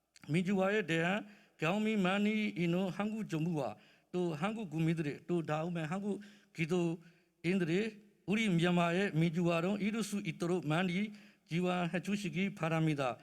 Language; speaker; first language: Korean; non-native, learner; Burmese